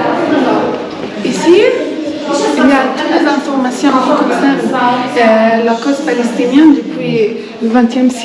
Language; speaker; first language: French; non-native, fluent; Arabic